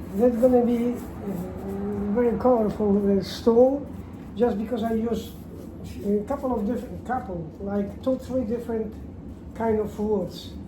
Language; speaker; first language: English; non-native, learner; Polish